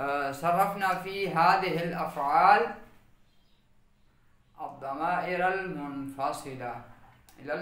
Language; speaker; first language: Arabic; non-native, fluent; Urdu